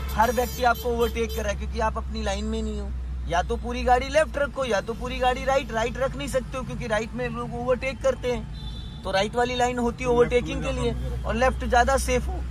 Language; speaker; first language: Hindi; native; Hindi